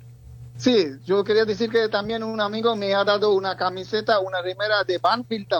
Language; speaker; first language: Spanish; non-native, learner; Bangla